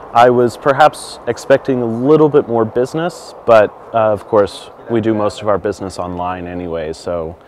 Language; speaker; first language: English; native; English